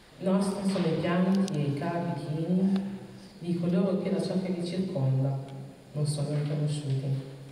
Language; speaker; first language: Italian; early bilingual, other home language; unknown